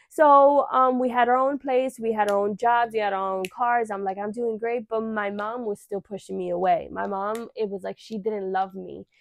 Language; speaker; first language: English; early bilingual, other home language; Spanish